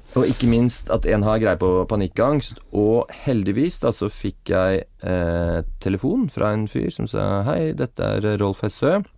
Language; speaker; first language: Norwegian; native; Norwegian